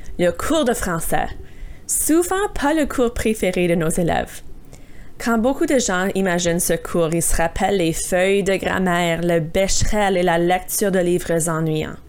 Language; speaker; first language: French; native; French